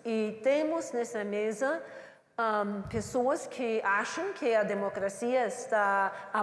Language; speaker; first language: Portuguese; non-native, learner; English